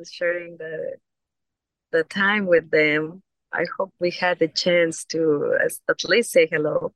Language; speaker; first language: English; non-native, fluent; Spanish